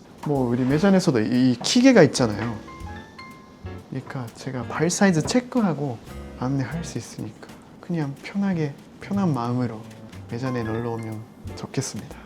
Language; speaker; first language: Korean; non-native, fluent; Japanese